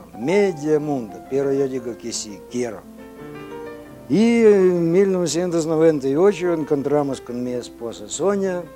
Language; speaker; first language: Spanish; non-native, learner; Russian